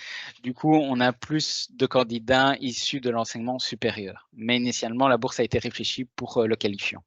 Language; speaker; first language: French; native; French